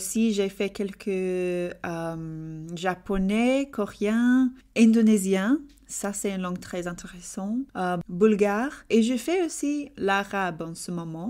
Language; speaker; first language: French; non-native, learner; English